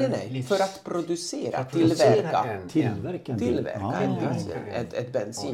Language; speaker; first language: Swedish; non-native, fluent; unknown